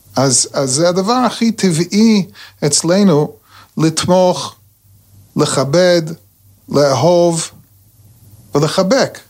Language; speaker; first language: Hebrew; non-native, fluent; English